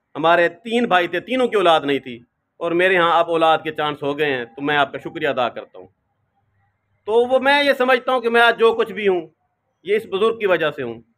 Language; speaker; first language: Urdu; non-native, local second language; Saraiki